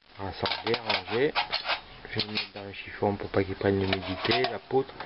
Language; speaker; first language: French; native; French